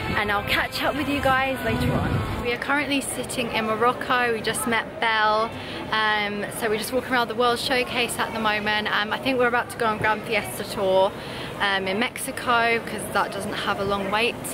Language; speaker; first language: English; native; English